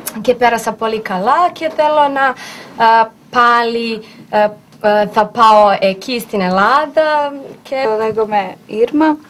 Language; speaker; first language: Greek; non-native, learner; Bosnian